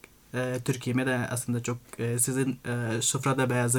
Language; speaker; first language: Turkish; non-native, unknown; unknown